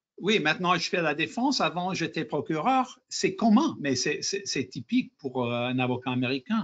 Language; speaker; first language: French; non-native, fluent; English